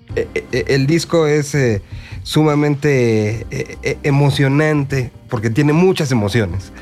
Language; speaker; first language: Spanish; native; Spanish